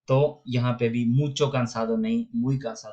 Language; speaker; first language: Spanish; non-native, fluent; Urdu